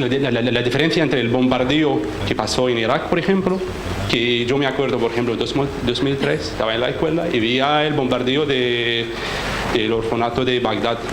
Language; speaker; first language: Spanish; non-native, fluent; Arabic